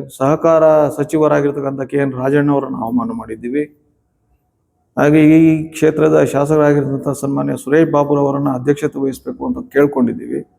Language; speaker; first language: Kannada; non-native, local second language; Lambadi